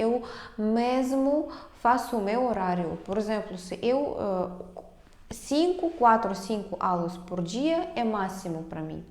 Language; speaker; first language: Portuguese; non-native, fluent; Russian